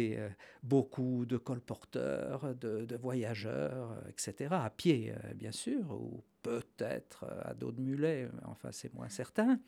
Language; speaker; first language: French; native; French